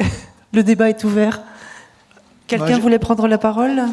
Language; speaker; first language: French; native; French